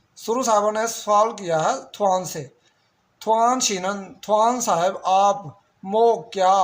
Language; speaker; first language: Urdu; native; Urdu